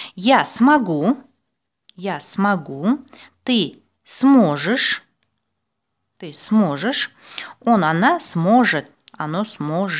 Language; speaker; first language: Russian; non-native, local second language; Azerbaijani